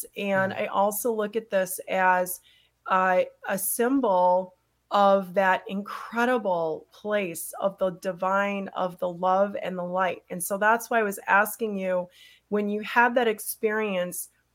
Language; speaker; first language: English; native; English